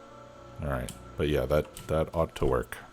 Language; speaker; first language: English; native; English